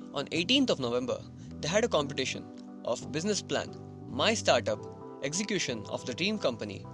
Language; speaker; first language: English; non-native, local second language; Kannada